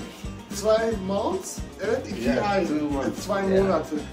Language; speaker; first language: German; non-native, local second language; Turkish